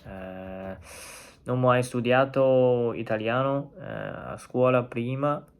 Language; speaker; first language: Italian; non-native, learner; Chinese